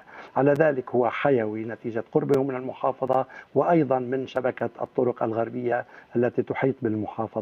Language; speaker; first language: Arabic; native; Arabic